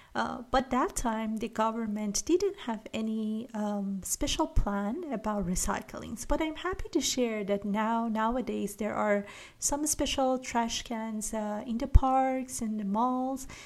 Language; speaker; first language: English; non-native, fluent; Persian